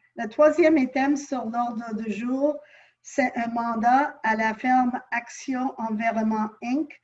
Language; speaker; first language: French; non-native, local second language; English